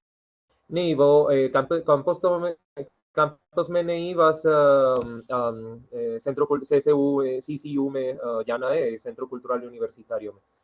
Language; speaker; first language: Hindi; non-native, fluent; Spanish